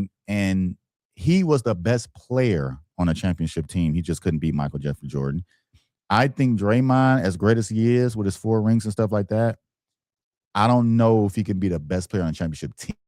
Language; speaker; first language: English; native; English